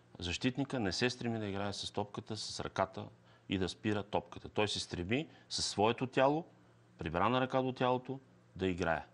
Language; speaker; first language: Bulgarian; native; Bulgarian